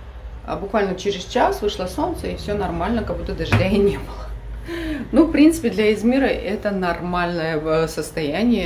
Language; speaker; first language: Russian; native; Russian